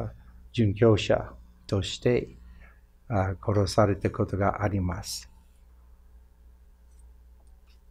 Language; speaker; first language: Japanese; non-native, fluent; English